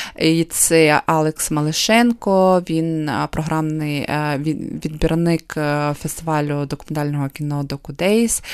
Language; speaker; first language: Ukrainian; non-native, local second language; Russian